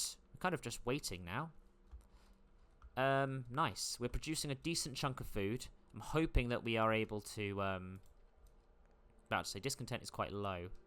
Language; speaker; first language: English; native; English